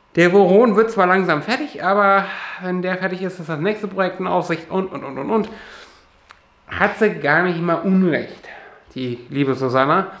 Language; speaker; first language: German; native; German